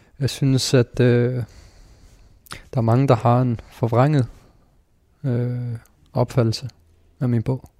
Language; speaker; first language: Danish; early bilingual, other home language; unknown